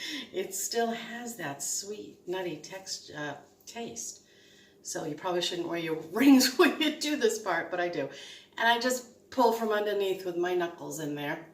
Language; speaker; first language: English; native; English